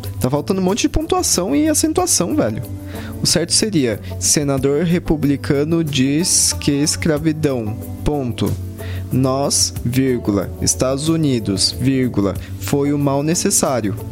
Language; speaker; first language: Portuguese; native; Portuguese